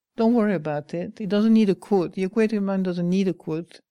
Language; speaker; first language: English; non-native, fluent; French